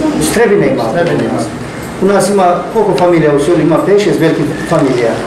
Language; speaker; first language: Bosnian; early bilingual, heritage; Bosnian